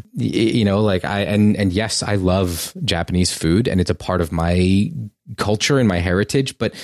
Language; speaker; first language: English; native; English